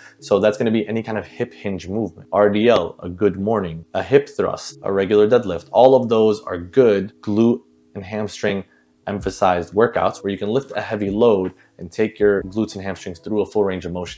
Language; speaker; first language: English; native; English